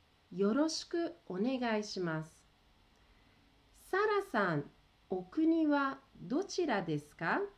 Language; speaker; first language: Japanese; early bilingual, heritage; Portuguese